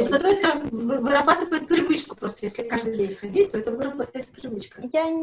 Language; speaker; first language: Russian; native; Russian